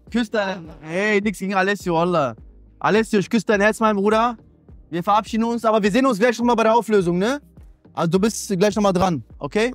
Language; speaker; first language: German; early bilingual, other home language; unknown